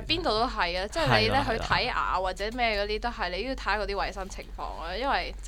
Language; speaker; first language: Chinese; native; Chinese